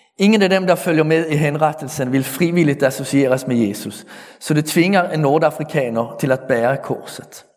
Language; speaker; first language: Danish; native; Danish